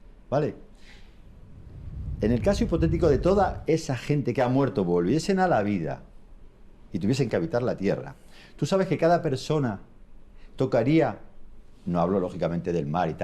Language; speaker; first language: Spanish; native; Spanish